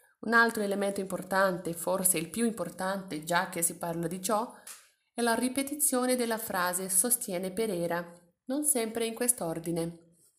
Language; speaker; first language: Italian; non-native, fluent; Portuguese